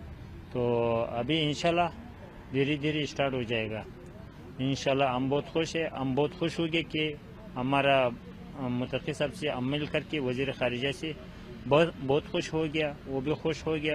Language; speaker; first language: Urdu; non-native, fluent; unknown